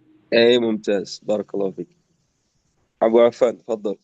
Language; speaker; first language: Arabic; non-native, fluent; Indonesian